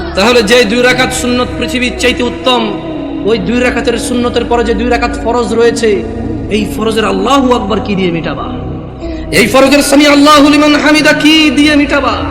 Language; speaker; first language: Bangla; early bilingual, heritage; Bangla